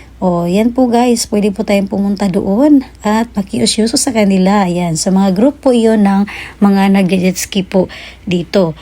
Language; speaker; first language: Filipino; native; Filipino